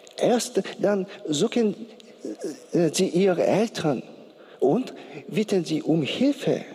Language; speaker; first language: German; non-native, learner; Korean